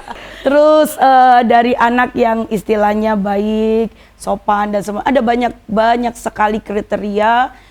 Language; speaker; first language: Indonesian; native; Indonesian